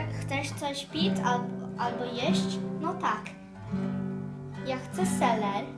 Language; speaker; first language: Polish; early bilingual, heritage; Polish